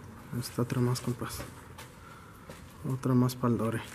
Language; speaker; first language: Spanish; native; Spanish